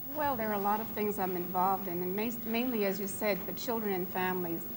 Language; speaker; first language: English; early bilingual, other home language; Italian